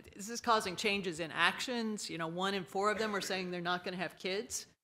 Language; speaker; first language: English; native; English